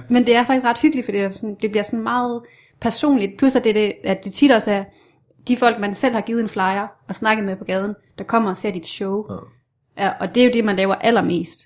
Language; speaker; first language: Danish; native; Danish